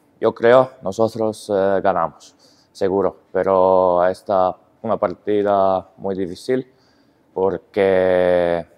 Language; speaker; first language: Spanish; non-native, learner; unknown